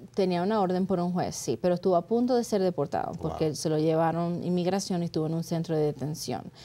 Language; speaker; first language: Spanish; early bilingual, heritage; Spanish